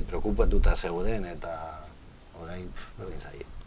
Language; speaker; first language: Basque; non-native, local second language; Spanish